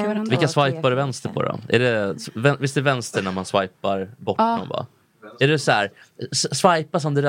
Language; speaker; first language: Swedish; native; Swedish